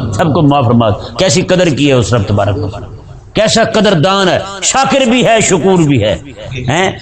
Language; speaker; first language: Urdu; native; Urdu